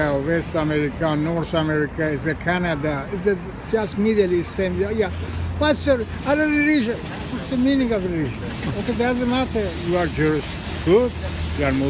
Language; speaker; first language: English; non-native, learner; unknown